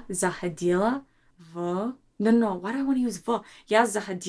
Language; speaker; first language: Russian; non-native, learner; English